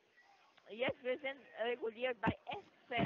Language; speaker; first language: German; non-native, learner; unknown